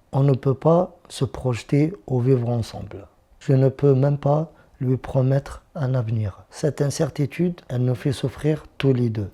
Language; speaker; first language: French; non-native, local second language; Arabic